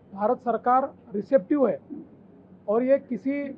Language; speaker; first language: Hindi; non-native, local second language; Marathi